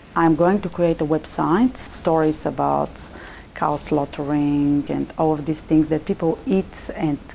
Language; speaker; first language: English; non-native, fluent; Chinese